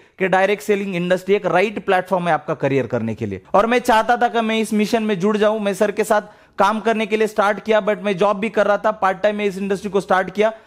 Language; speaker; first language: Hindi; non-native, local second language; Marathi